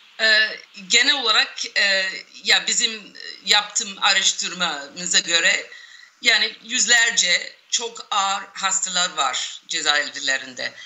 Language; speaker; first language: Turkish; non-native, fluent; English